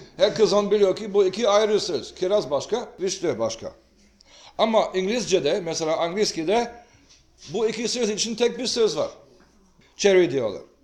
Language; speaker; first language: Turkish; native; Turkish